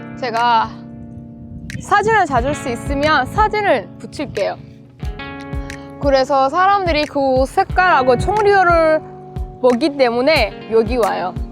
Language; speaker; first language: Korean; non-native, learner; Persian